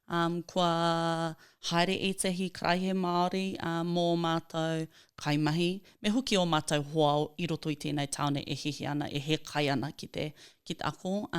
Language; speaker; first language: Māori; non-native, local second language; English